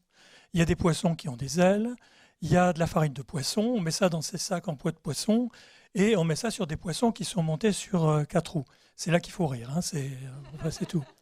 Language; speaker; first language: French; native; French